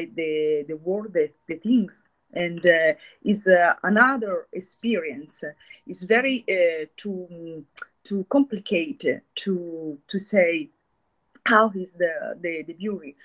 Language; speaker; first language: English; non-native, learner; Italian